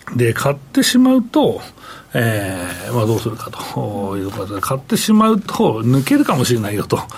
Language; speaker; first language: Japanese; native; Japanese